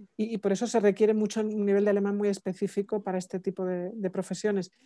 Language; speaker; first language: Spanish; native; Spanish